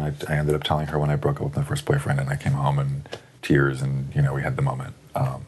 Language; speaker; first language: English; native; English